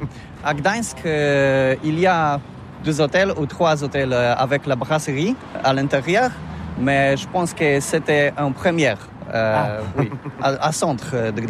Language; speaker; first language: French; non-native, learner; Polish